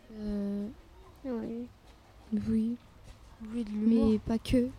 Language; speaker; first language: French; early bilingual, other home language; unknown